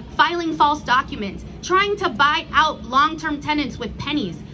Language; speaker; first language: English; early bilingual, other home language; Spanish